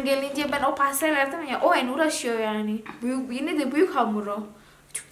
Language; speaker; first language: Turkish; non-native, learner; Indonesian